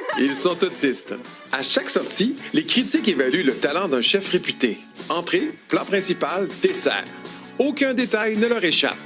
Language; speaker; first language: French; native; French